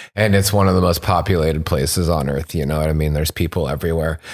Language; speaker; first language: English; native; English